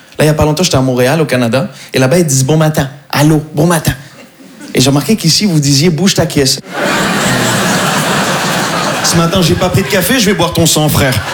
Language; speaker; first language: French; native; French